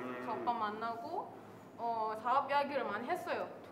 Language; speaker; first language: Korean; non-native, fluent; Indonesian